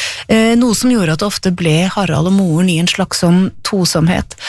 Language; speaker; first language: Norwegian; native; Norwegian